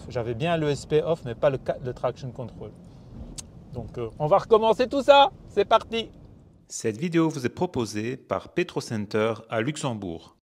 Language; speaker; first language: French; native; French